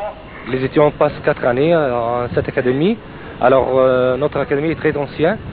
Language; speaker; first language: French; non-native, fluent; Arabic